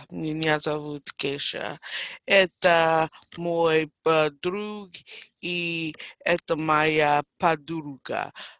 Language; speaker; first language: Russian; non-native, learner; English